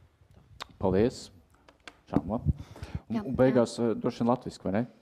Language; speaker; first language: Latvian; native; Latvian